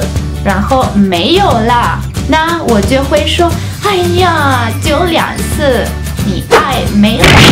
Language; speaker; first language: Chinese; non-native, fluent; Spanish